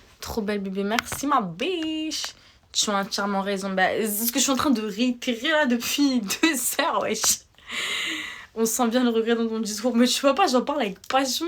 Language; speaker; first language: French; early bilingual, other home language; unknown